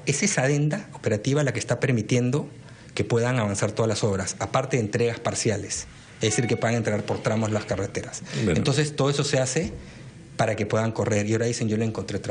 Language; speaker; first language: Spanish; native; Spanish